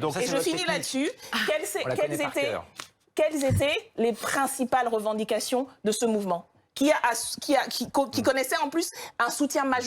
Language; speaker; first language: French; native; French